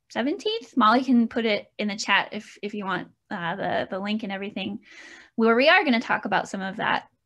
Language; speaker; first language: English; native; English